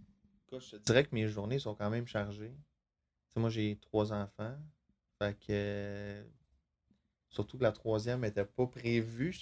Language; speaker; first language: French; native; French